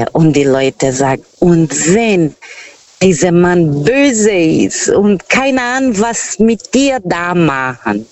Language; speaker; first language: German; non-native, fluent; Portuguese